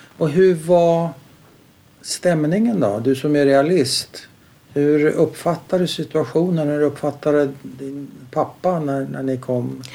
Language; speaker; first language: Swedish; native; Swedish